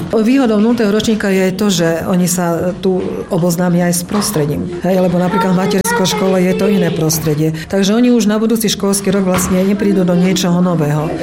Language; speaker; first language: Slovak; native; Slovak